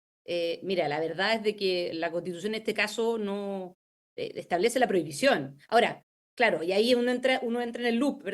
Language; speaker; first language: Spanish; native; Spanish